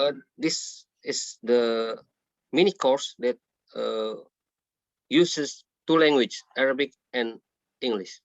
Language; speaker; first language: English; non-native, learner; Indonesian